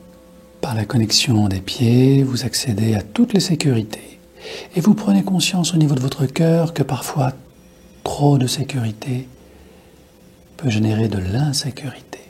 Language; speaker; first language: French; native; French